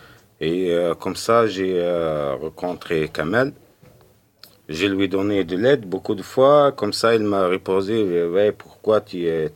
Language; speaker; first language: French; non-native, learner; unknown